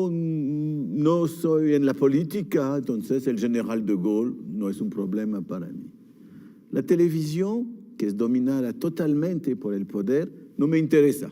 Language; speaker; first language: Spanish; non-native, fluent; French